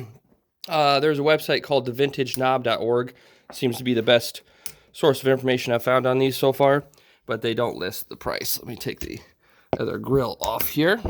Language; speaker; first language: English; native; English